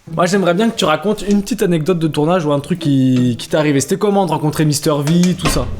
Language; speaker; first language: French; native; French